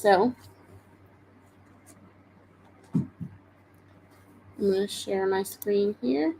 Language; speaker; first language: English; native; English